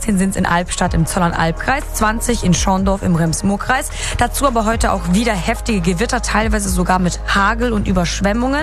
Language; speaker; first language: German; native; German